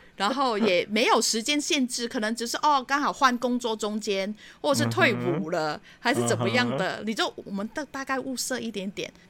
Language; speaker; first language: Chinese; non-native, fluent; Cantonese